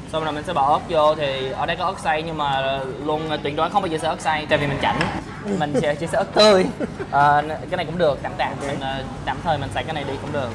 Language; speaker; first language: Vietnamese; early bilingual, other home language; English